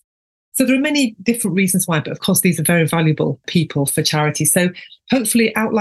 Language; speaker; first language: English; native; English